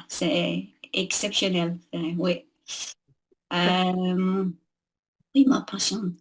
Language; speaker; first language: French; non-native, learner; English